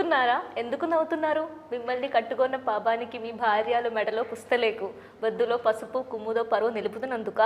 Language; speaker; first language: Telugu; non-native, learner; Malayalam